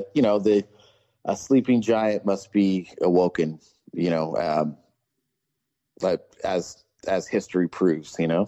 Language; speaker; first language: English; native; English